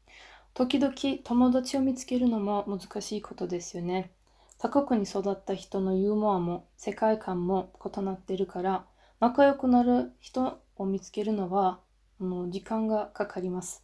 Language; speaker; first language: Japanese; non-native, fluent; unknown